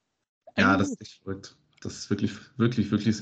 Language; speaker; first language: German; native; German